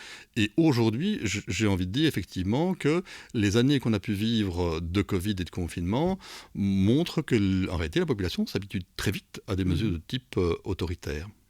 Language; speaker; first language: French; native; French